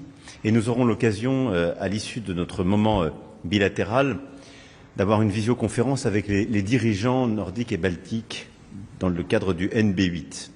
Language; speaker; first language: French; native; French